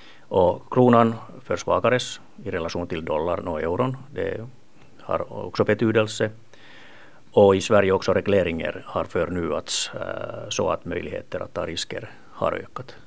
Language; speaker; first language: Swedish; non-native, local second language; Finnish